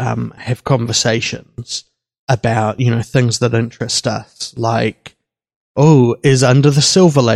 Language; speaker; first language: English; native; English